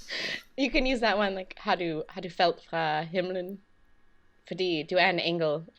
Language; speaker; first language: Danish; non-native, learner; English